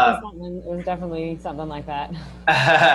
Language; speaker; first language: English; native; English